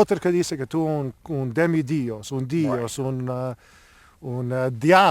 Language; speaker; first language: Spanish; non-native, learner; English